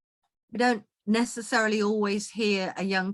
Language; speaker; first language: English; native; English